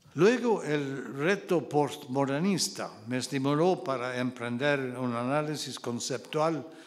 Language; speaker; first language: Spanish; non-native, fluent; Swedish